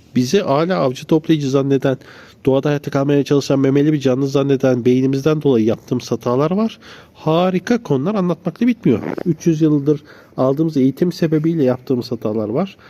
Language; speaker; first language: Turkish; native; Turkish